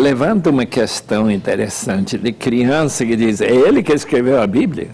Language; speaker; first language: Portuguese; non-native, fluent; English